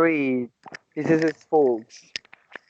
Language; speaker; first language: English; non-native, learner; Spanish